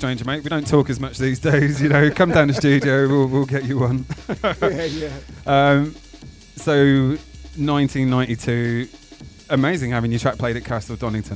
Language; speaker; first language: English; native; English